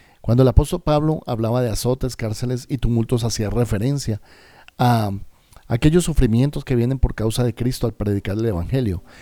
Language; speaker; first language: Spanish; native; Spanish